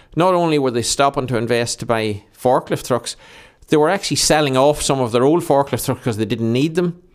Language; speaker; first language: English; native; English